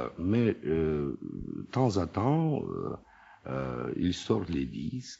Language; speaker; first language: French; non-native, learner; Russian